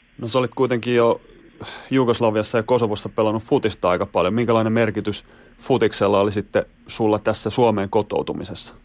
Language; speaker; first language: Finnish; native; Finnish